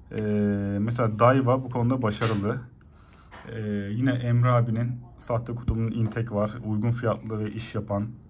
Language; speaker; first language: Turkish; native; Turkish